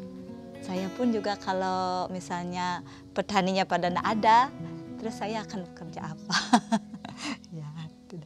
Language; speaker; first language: Indonesian; non-native, local second language; Balinese